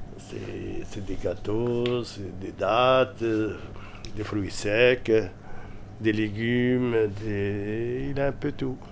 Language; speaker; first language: French; non-native, local second language; Arabic